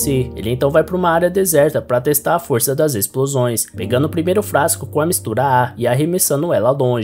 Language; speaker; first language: Portuguese; native; Portuguese